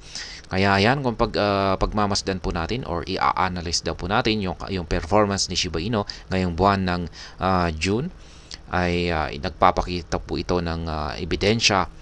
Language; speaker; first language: Filipino; native; Filipino